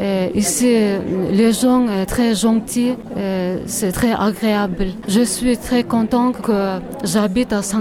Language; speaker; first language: French; non-native, learner; Kyrgyz